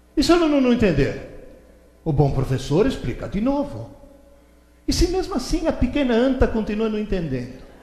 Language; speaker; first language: Portuguese; early bilingual, other home language; Italian